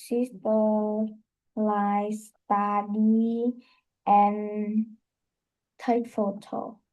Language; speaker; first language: English; non-native, learner; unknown